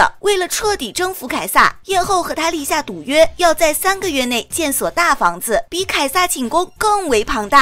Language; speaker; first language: Chinese; native; Chinese